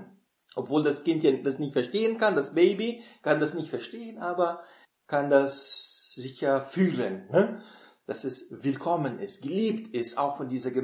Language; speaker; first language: German; non-native, fluent; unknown